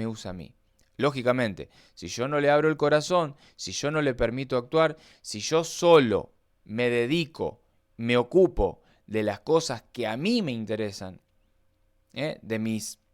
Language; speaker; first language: Spanish; native; Spanish